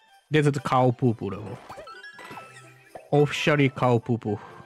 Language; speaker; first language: English; non-native, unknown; Japanese